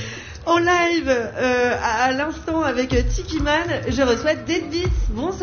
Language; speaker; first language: French; native; French